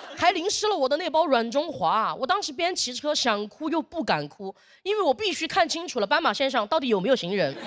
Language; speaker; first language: Chinese; native; Chinese